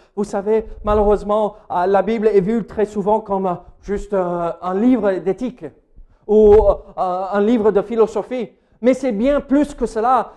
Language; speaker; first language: French; non-native, fluent; English